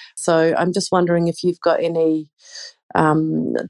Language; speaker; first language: English; native; English